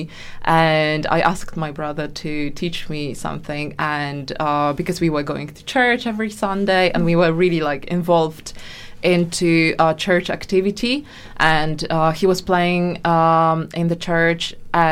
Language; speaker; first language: English; non-native, fluent; Polish